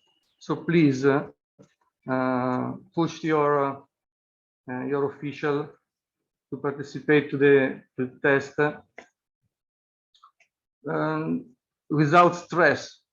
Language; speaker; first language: English; non-native, fluent; Italian